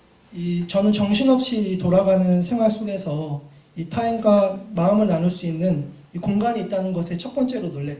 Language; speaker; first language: Korean; native; Korean